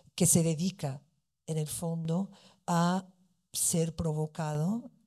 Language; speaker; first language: Spanish; non-native, fluent; Portuguese